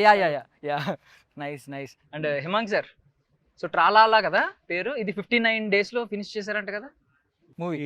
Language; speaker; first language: Telugu; native; Telugu